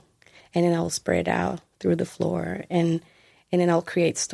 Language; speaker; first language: English; non-native, fluent; Spanish